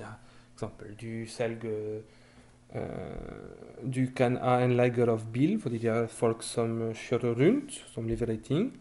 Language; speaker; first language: Norwegian; non-native, fluent; French